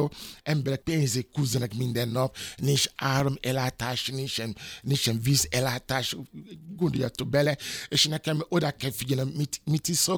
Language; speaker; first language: Hungarian; non-native, learner; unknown